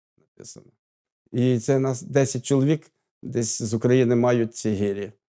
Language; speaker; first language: Ukrainian; native; Ukrainian